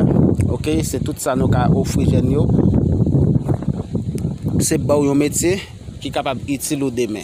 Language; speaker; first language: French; non-native, learner; Haitian Creole